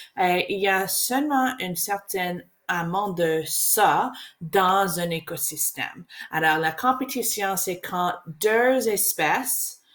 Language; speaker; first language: French; non-native, learner; English